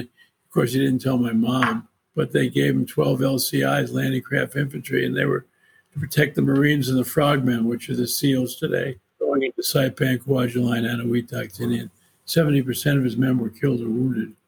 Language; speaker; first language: English; native; English